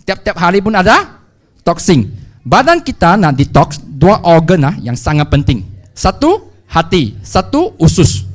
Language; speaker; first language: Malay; non-native, local second language; Chinese